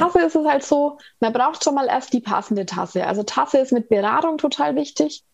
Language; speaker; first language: German; native; German